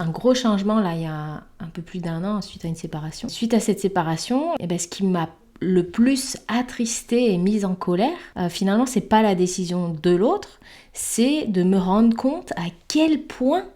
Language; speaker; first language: French; native; French